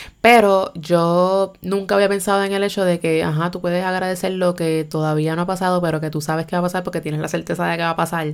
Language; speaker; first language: Spanish; native; Spanish